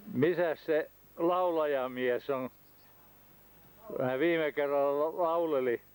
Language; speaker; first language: Finnish; native; Finnish